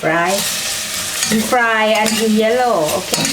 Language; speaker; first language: English; non-native, learner; Thai